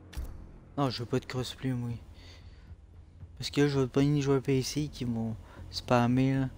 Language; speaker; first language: French; native; French